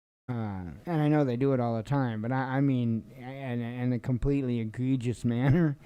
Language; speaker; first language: English; native; English